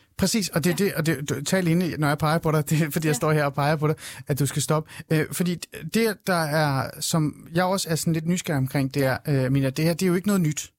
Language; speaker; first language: Danish; early bilingual, other home language; Persian